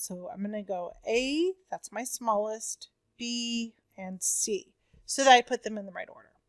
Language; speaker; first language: English; native; English